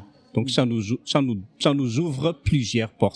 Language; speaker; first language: French; non-native, local second language; Malagasy